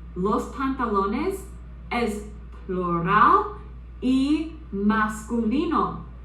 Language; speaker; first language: Spanish; non-native, fluent; English